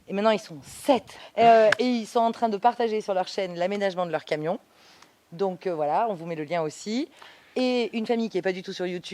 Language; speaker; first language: French; native; French